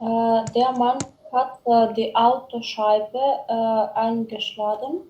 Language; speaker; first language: German; non-native, learner; Macedonian